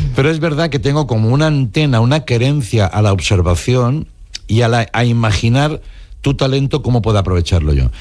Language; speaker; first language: Spanish; non-native, local second language; Catalan